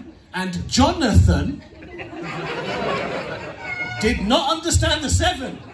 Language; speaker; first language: English; native; English